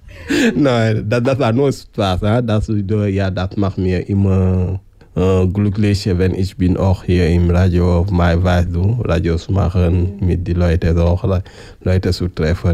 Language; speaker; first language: German; non-native, learner; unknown